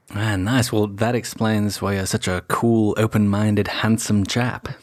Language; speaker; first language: English; native; English